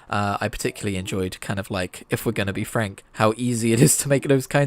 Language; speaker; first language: English; native; English